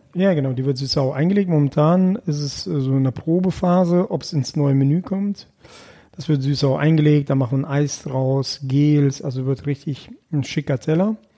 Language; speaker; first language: German; early bilingual, other home language; Russian